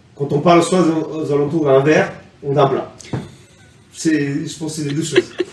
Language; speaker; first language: French; non-native, fluent; Spanish